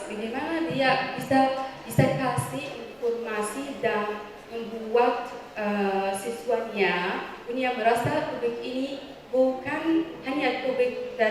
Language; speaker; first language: Indonesian; non-native, fluent; Arabic